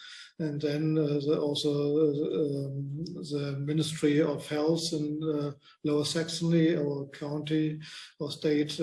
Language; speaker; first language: English; non-native, fluent; German